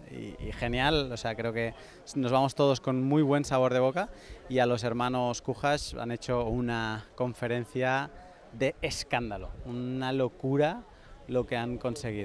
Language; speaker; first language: Spanish; native; Spanish